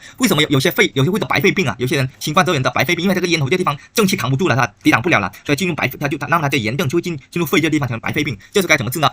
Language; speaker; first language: Chinese; native; Chinese